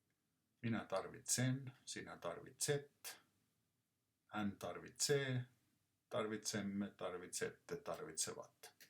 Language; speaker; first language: Finnish; non-native, fluent; English